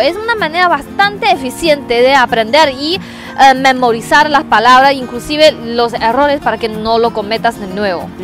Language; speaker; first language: Spanish; non-native, fluent; Chinese